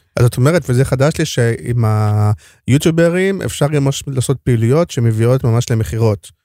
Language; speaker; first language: Hebrew; native; Hebrew